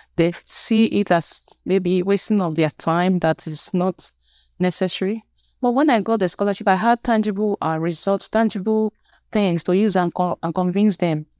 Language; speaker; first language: English; non-native, local second language; Igbo